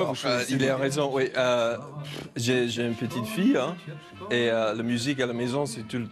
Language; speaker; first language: French; non-native, learner; English